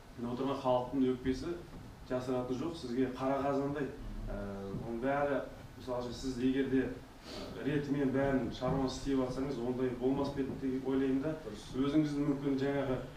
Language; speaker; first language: Kazakh; native; Kazakh